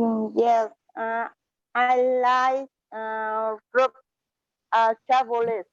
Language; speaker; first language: English; non-native, learner; Chinese